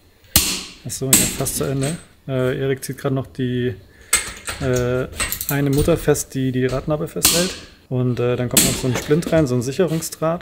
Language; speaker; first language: German; native; German